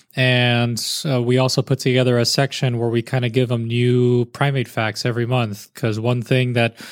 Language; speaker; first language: English; native; English